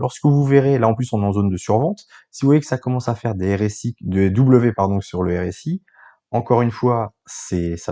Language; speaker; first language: French; native; French